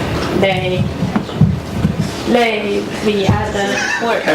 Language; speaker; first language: English; non-native, learner; Chinese